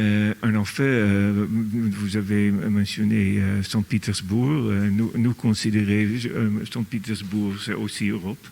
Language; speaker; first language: French; non-native, fluent; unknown